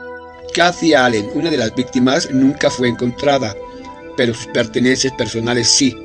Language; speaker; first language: Spanish; native; Spanish